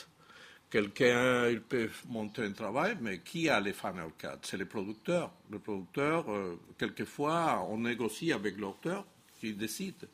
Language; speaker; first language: French; non-native, fluent; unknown